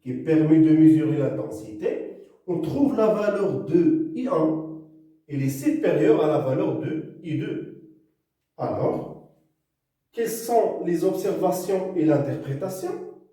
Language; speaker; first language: French; non-native, local second language; Arabic